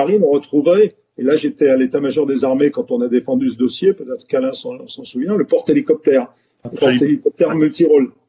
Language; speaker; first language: French; native; French